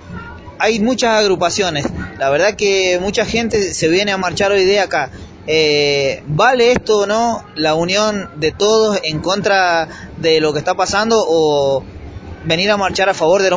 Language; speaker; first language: Spanish; native; Spanish